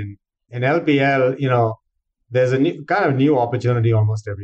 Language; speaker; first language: English; non-native, local second language; Hindi